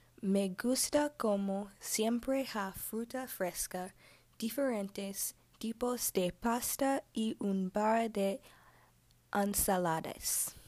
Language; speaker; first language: Spanish; non-native, learner; English